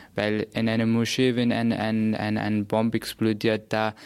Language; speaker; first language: German; non-native, fluent; Persian